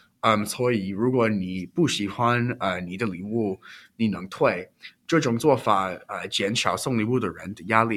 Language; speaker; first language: Chinese; non-native, learner; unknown